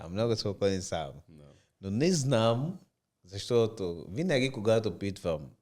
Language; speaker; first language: Bulgarian; non-native, learner; Portuguese